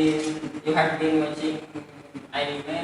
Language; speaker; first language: English; non-native, learner; Indonesian